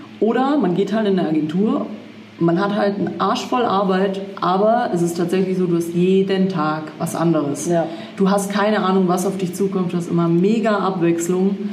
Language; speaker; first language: German; early bilingual, other home language; Croatian